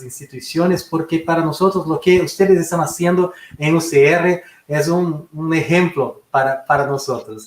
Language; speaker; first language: Spanish; non-native, fluent; Portuguese